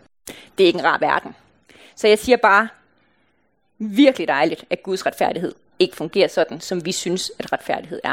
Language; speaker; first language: Danish; native; Danish